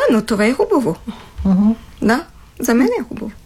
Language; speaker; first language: Bulgarian; non-native, fluent; French